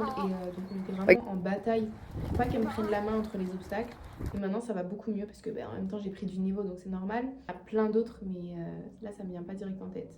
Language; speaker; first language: French; native; French